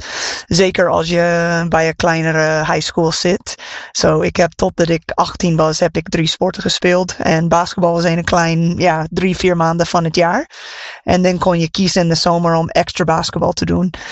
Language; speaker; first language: Dutch; non-native, fluent; English